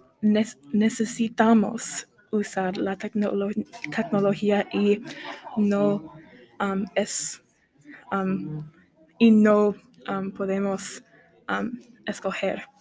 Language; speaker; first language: Spanish; non-native, learner; English